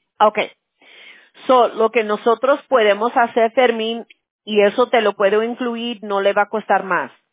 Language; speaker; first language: Spanish; early bilingual, heritage; Spanish